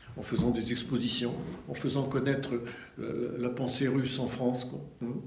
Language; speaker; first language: French; early bilingual, other home language; Russian